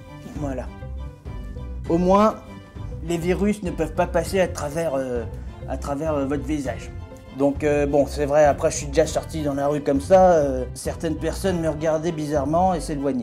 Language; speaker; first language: French; native; French